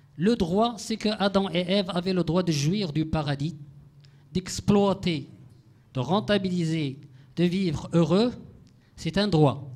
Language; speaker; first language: French; non-native, local second language; Arabic